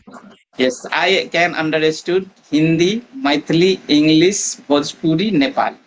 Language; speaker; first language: English; non-native, learner; Maithili